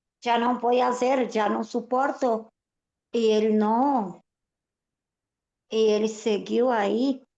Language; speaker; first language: Spanish; non-native, fluent; Portuguese